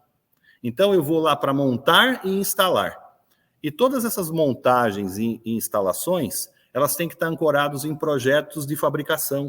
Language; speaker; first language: Portuguese; native; Portuguese